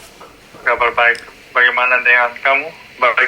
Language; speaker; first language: Indonesian; non-native, learner; Dutch